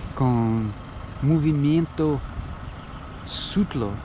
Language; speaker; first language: Spanish; non-native, learner; English